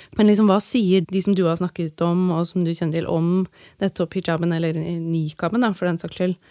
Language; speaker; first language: Norwegian; native; Norwegian